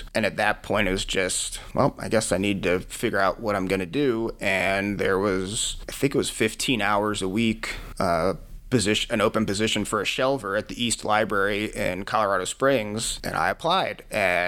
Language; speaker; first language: English; native; English